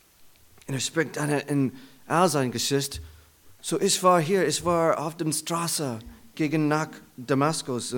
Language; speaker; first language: German; non-native, learner; English